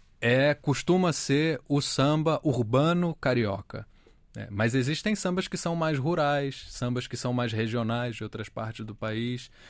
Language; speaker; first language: Portuguese; native; Portuguese